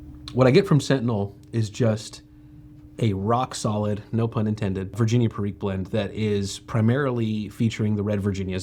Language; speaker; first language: English; native; English